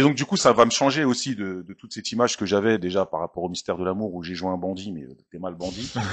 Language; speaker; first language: French; native; French